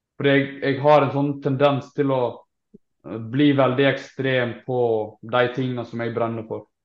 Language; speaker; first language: Norwegian; native; Norwegian